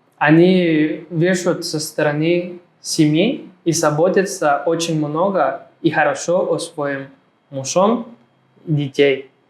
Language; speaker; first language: Russian; non-native, fluent; Spanish